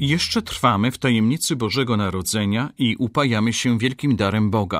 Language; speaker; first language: Polish; native; Polish